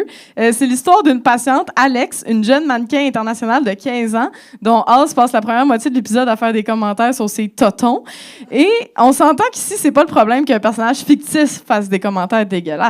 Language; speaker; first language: French; native; French